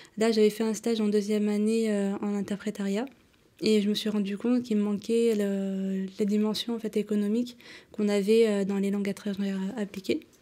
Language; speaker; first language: French; early bilingual, other home language; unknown